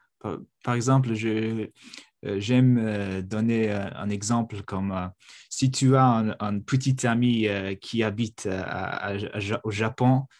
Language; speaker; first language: French; non-native, fluent; Mongolian